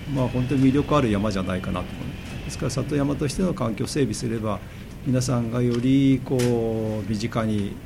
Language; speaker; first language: Japanese; native; Japanese